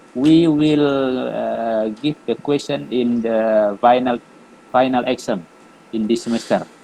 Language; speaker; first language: English; non-native, learner; Indonesian